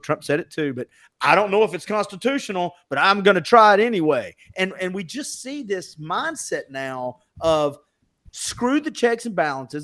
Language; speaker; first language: English; native; English